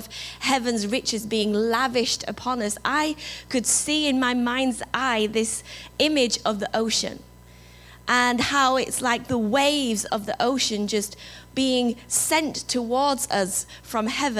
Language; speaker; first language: English; native; English